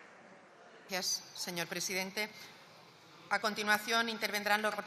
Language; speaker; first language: Spanish; native; Spanish